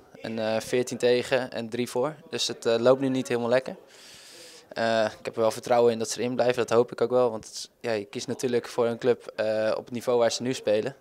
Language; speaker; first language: Dutch; native; Dutch